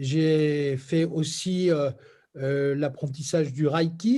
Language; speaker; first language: French; native; French